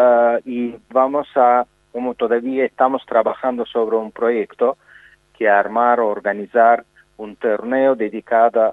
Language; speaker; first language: Spanish; non-native, fluent; Azerbaijani